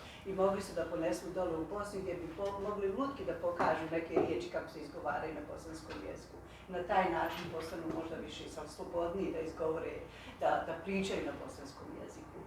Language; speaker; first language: Bosnian; native; Bosnian